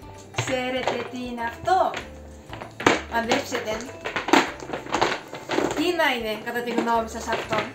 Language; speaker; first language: Greek; non-native, fluent; Japanese